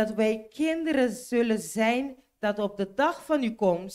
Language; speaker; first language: Dutch; non-native, learner; Papiamento